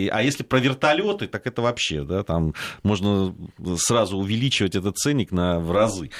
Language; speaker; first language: Russian; native; Russian